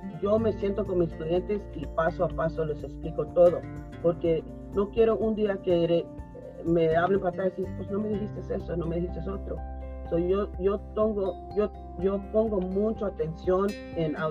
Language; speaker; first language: Spanish; early bilingual, heritage; Spanish